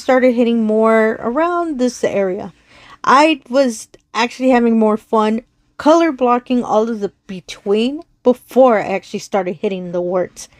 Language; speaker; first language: English; native; English